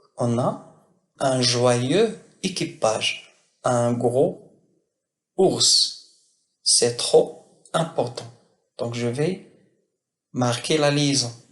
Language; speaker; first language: French; non-native, local second language; Arabic